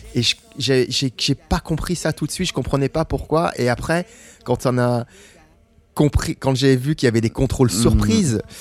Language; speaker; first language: French; non-native, fluent; English